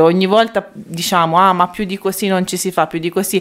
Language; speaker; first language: Italian; native; Italian